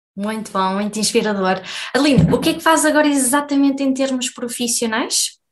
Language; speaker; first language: Portuguese; native; Portuguese